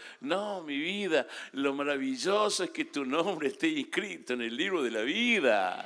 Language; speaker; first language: Spanish; native; Spanish